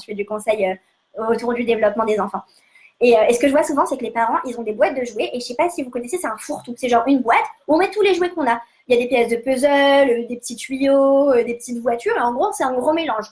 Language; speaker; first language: French; native; French